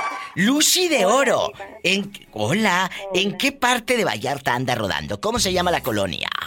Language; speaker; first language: Spanish; native; Spanish